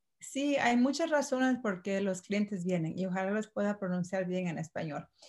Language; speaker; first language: Spanish; early bilingual, heritage; Spanish